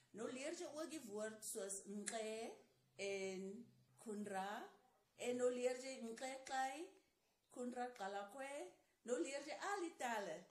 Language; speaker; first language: Afrikaans; non-native, local second language; Xhosa